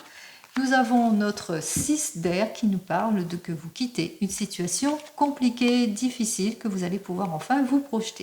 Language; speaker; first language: French; native; French